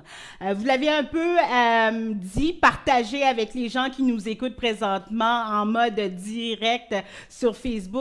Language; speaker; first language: French; native; French